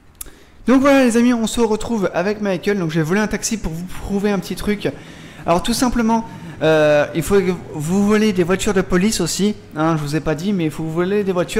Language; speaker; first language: French; native; French